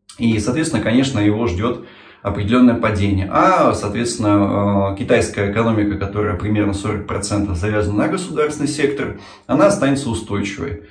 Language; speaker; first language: Russian; native; Russian